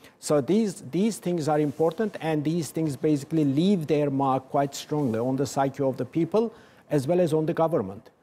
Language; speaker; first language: English; non-native, fluent; Turkish